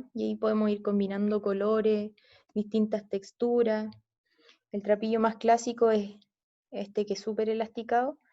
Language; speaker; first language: Spanish; native; Spanish